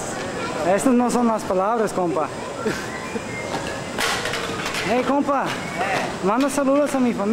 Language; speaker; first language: Spanish; non-native, learner; English